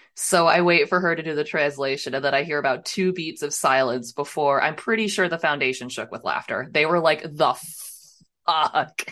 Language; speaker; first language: English; early bilingual, other home language; Hindi